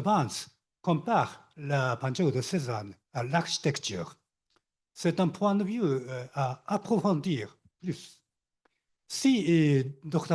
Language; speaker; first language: French; non-native, learner; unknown